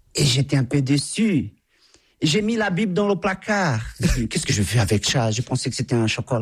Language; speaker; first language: French; non-native, fluent; Portuguese